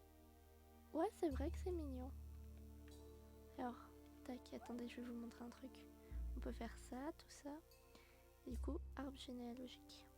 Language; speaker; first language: French; native; French